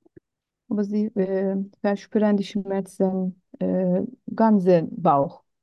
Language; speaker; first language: German; non-native, learner; Turkish